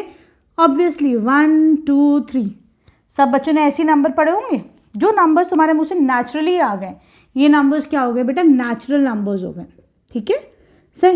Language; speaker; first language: Hindi; native; Hindi